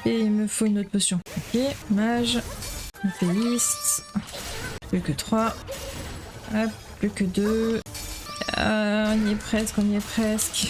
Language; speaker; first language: French; native; French